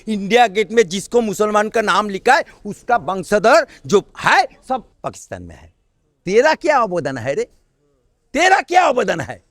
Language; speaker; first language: Hindi; non-native, local second language; Bangla